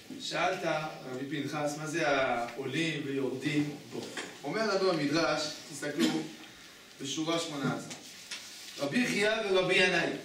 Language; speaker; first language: Hebrew; native; Hebrew